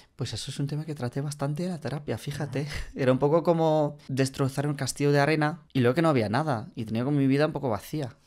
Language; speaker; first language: Spanish; non-native, fluent; English